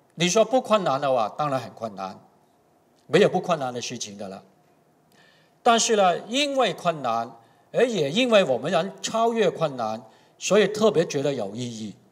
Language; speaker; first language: Chinese; non-native, local second language; Cantonese